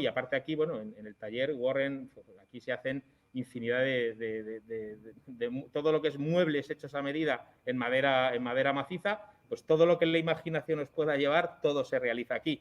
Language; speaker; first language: Spanish; native; Spanish